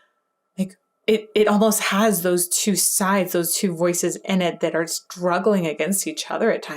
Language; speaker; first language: English; native; English